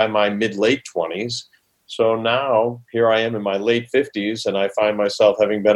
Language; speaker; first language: English; native; English